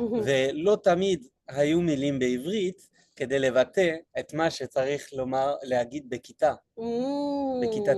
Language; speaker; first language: Hebrew; non-native, fluent; French